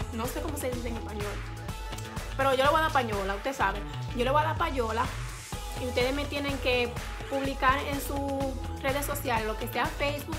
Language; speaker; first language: Spanish; early bilingual, heritage; Spanish